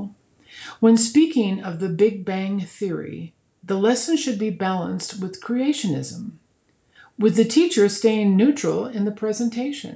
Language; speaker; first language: English; native; English